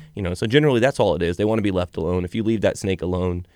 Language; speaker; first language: English; native; English